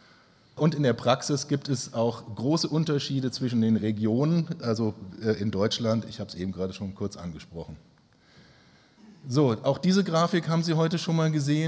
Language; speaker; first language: German; native; German